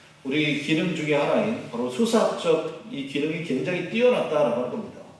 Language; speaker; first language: Korean; native; Korean